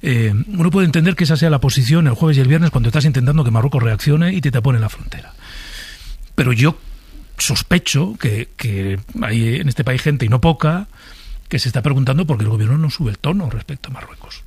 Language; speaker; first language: Spanish; native; Spanish